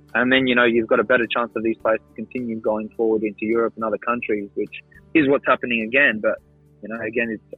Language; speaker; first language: English; non-native, local second language; Greek